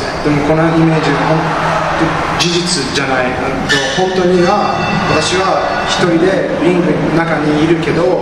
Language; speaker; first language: Japanese; non-native, learner; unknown